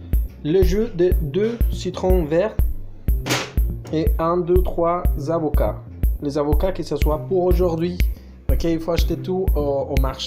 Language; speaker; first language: French; non-native, fluent; Spanish